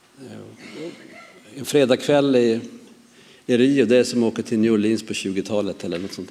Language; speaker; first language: Swedish; native; Swedish